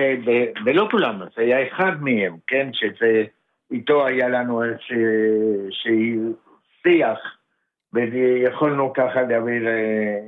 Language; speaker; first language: Hebrew; non-native, fluent; Spanish